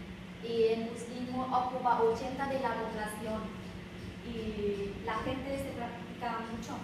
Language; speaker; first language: Spanish; non-native, learner; Vietnamese